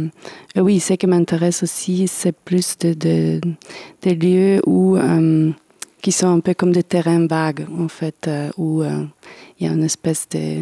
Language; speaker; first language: French; non-native, fluent; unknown